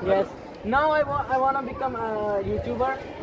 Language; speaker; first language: English; non-native, learner; Hindi